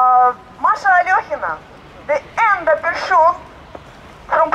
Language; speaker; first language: Swedish; non-native, learner; Russian